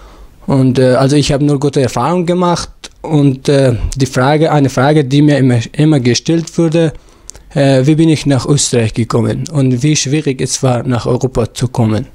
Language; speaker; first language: German; non-native, fluent; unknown